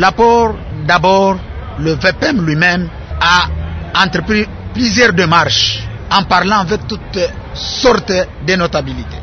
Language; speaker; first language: French; non-native, local second language; Luba-Lulua